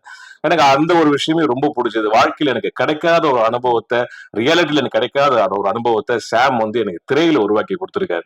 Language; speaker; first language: Tamil; native; Tamil